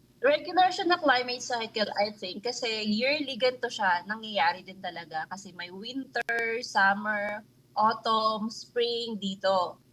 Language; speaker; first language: Filipino; native; Filipino